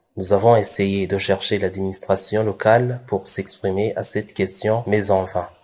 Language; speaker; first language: French; non-native, local second language; Rundi